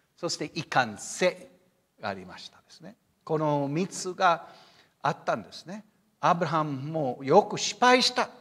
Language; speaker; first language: Japanese; non-native, fluent; English